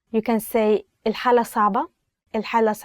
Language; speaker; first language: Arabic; native; Arabic